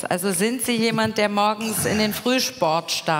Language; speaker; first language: German; native; German